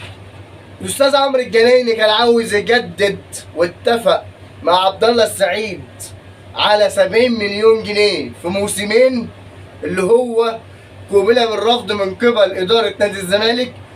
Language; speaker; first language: Arabic; native; Arabic